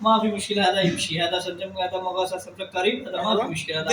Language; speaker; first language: Arabic; non-native, learner; Bangla